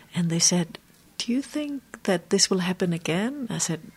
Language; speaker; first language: English; non-native, fluent; Danish